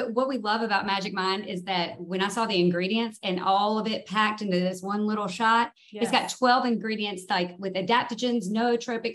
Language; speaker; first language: English; native; English